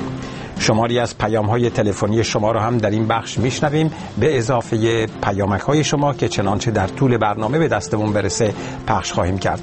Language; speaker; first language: Persian; native; Persian